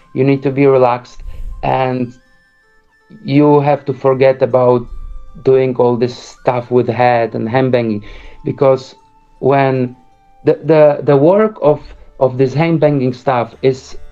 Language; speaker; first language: English; early bilingual, other home language; Czech